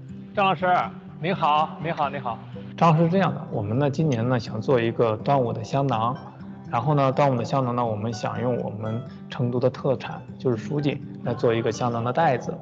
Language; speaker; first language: Chinese; native; Chinese